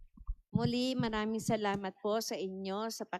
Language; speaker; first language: Filipino; native; Filipino